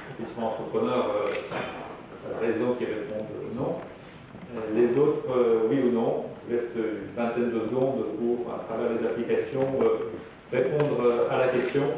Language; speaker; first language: French; native; French